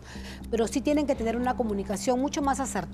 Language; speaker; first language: Spanish; native; Spanish